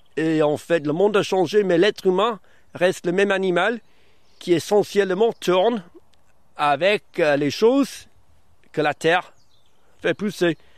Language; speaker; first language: French; non-native, fluent; German